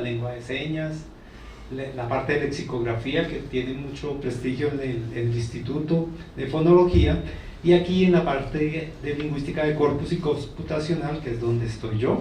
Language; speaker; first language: Spanish; native; Spanish